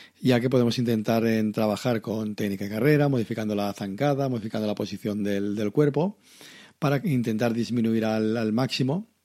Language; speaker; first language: Spanish; native; Spanish